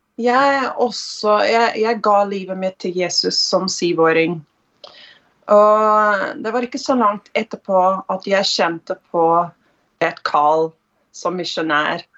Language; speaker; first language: Norwegian; non-native, fluent; English